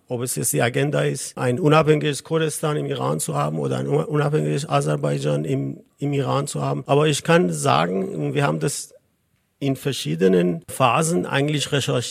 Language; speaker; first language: German; non-native, fluent; Azerbaijani